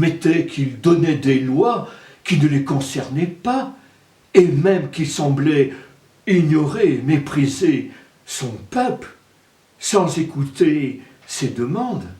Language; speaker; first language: French; native; French